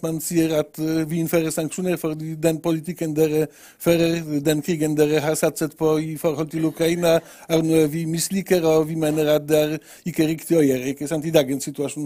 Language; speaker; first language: Norwegian; non-native, fluent; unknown